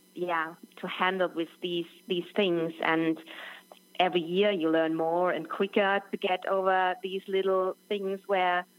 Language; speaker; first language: English; non-native, fluent; German